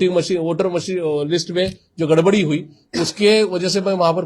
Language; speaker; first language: Hindi; non-native, local second language; Marathi